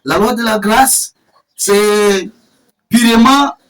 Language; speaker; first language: French; non-native, local second language; Swahili